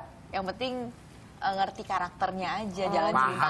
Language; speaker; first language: Indonesian; native; Indonesian